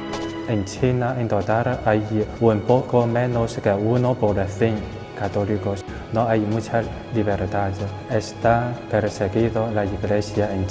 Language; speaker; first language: Spanish; non-native, fluent; Chinese